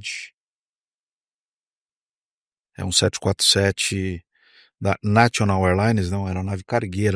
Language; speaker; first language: Portuguese; native; Portuguese